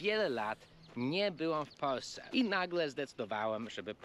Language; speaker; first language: Polish; non-native, fluent; English